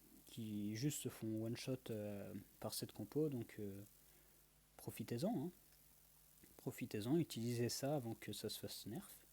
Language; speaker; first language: French; native; French